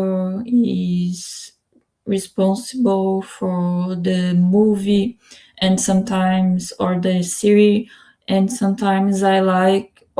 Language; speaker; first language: English; non-native, learner; Spanish